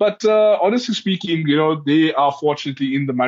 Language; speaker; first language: English; native; English